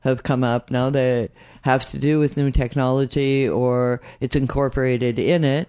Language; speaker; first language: English; native; English